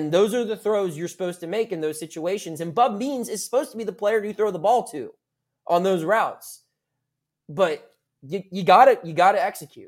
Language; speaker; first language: English; native; English